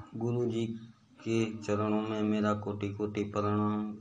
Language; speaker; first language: Hindi; non-native, local second language; Gujarati